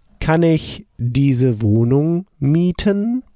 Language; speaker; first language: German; non-native, fluent; English